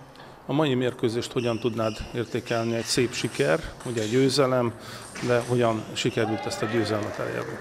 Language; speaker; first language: Hungarian; native; Hungarian